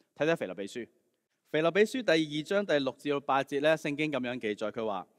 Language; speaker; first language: Cantonese; native; Cantonese